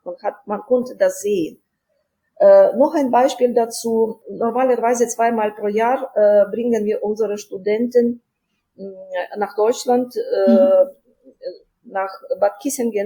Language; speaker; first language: German; non-native, fluent; Ukrainian